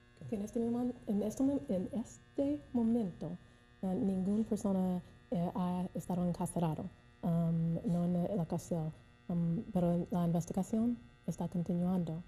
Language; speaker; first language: Spanish; non-native, learner; English